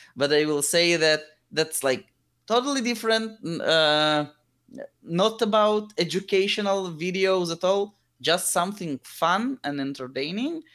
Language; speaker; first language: English; early bilingual, other home language; Hebrew